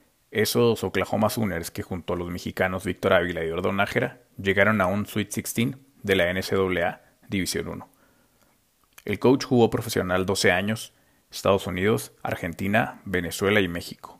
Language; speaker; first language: Spanish; native; Spanish